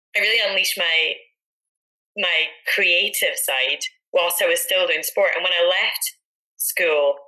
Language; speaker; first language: English; native; English